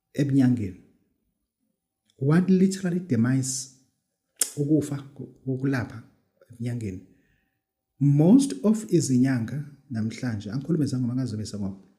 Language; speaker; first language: Zulu; native; Zulu